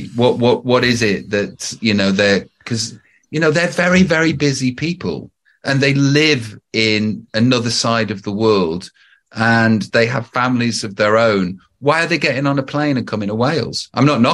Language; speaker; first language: English; native; English